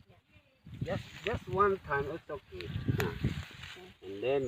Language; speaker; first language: English; non-native, learner; Indonesian